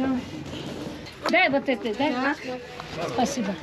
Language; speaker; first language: Russian; non-native, learner; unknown